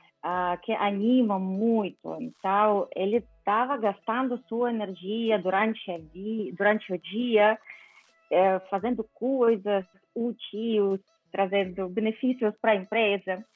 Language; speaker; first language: Portuguese; non-native, fluent; Ukrainian